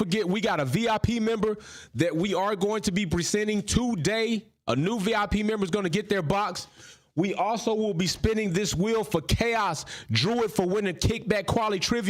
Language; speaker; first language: English; native; English